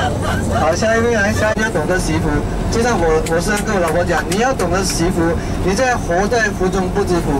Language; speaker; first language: Chinese; native; Chinese